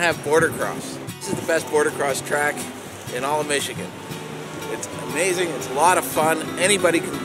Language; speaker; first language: English; native; English